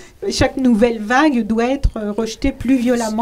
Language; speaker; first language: French; native; French